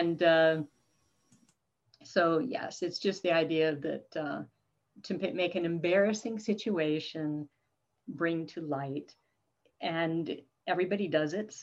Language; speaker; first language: English; native; English